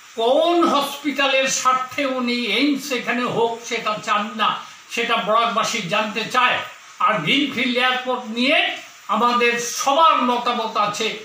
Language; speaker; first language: Bangla; native; Bangla